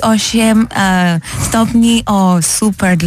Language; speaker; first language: Polish; non-native, learner; Swahili